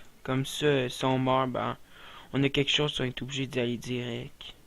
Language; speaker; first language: French; native; French